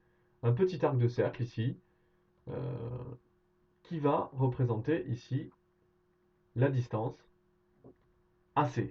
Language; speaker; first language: French; native; French